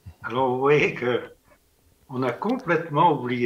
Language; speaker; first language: French; native; French